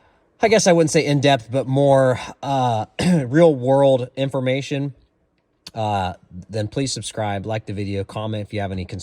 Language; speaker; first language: English; native; English